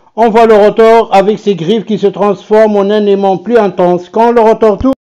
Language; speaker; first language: French; non-native, local second language; Arabic